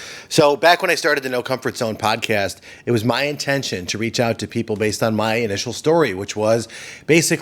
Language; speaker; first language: English; native; English